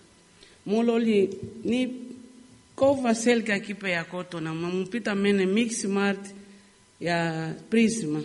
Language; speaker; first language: Finnish; non-native, learner; Lingala